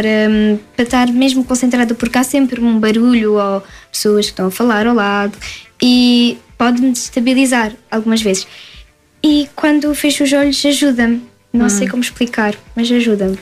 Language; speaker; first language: Portuguese; early bilingual, heritage; French